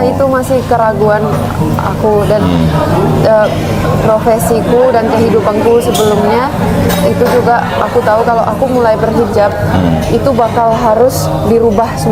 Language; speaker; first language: Indonesian; non-native, fluent; Finnish